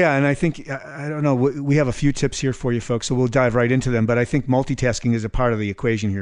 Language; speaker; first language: English; native; English